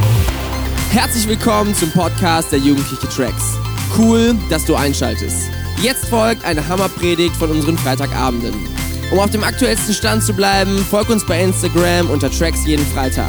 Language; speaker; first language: German; native; German